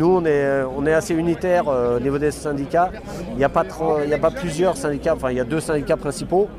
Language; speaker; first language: French; native; French